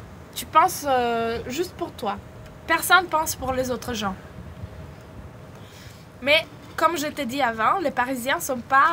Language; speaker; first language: French; non-native, fluent; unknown